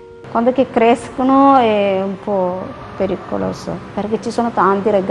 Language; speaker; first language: Italian; non-native, learner; Malayalam